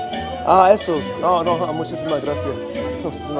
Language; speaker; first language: Spanish; non-native, learner; English